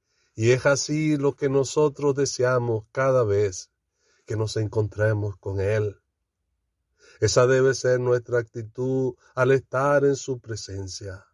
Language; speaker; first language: Spanish; native; Spanish